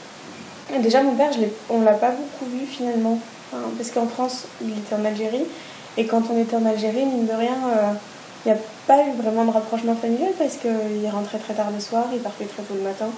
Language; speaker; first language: French; native; French